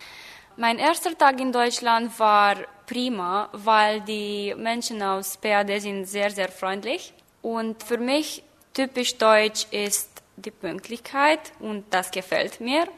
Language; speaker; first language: German; non-native, fluent; Romanian